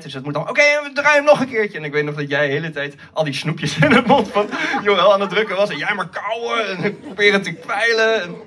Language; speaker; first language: Dutch; native; Dutch